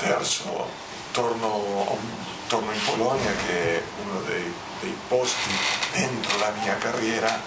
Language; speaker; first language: Italian; non-native, fluent; Spanish